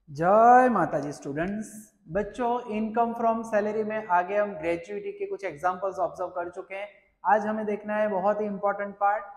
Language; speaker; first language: Hindi; non-native, local second language; Gujarati